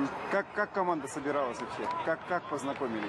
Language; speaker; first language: Russian; native; Russian